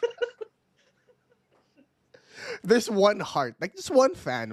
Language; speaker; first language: English; non-native, local second language; Filipino